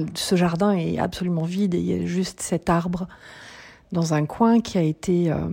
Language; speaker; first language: French; native; French